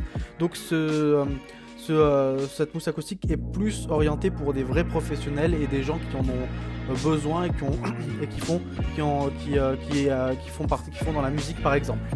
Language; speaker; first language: French; native; French